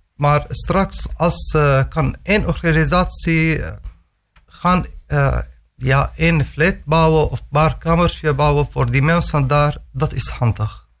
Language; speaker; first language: Dutch; non-native, learner; Arabic